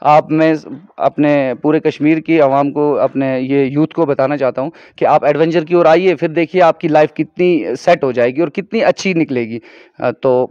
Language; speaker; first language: Hindi; non-native, local second language; Kashmiri